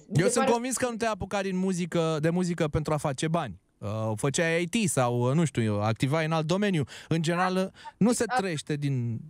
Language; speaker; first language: Romanian; native; Romanian